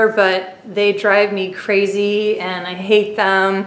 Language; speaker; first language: English; native; English